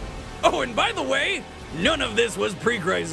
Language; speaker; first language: English; native; English